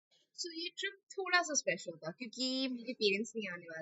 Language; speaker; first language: Hindi; early bilingual, heritage; Odia